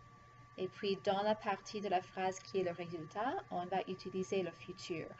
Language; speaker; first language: French; non-native, fluent; English